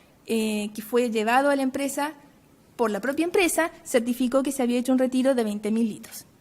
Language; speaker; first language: Spanish; native; Spanish